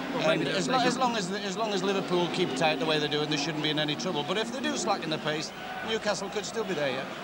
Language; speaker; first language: English; native; English